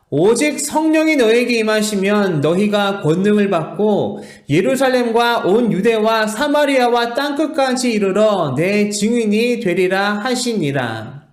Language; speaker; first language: Korean; native; Korean